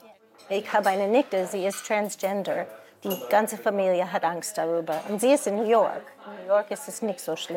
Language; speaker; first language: German; non-native, fluent; English